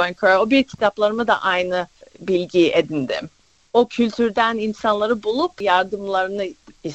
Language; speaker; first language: Turkish; early bilingual, other home language; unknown